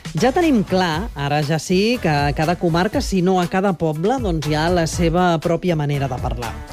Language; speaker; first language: Catalan; native; Catalan